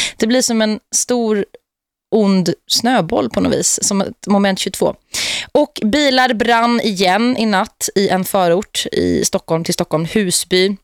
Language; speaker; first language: Swedish; native; Swedish